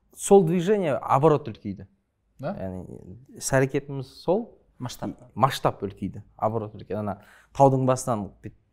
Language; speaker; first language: Kazakh; early bilingual, other home language; Chinese